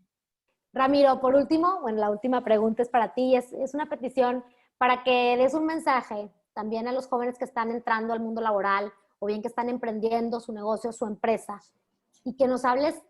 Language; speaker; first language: Spanish; native; Spanish